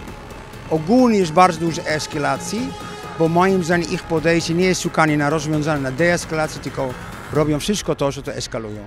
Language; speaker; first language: Polish; non-native, learner; Dutch